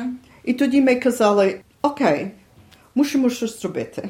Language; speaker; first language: Ukrainian; early bilingual, heritage; Ukrainian